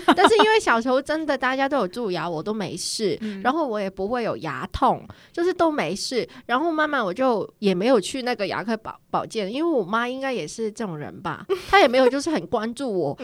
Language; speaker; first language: Chinese; non-native, fluent; Cantonese